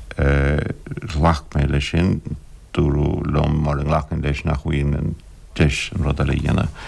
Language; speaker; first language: Irish; non-native, local second language; English